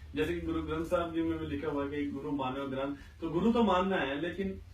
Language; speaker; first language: Hindi; non-native, local second language; Punjabi